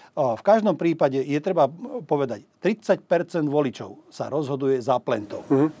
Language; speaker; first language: Slovak; non-native, local second language; Hungarian